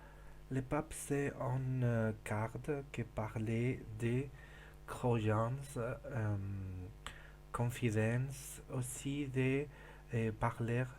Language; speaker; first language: French; non-native, learner; Spanish